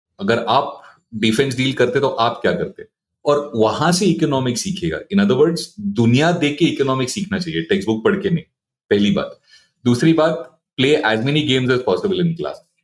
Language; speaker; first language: Hindi; non-native, local second language; Marathi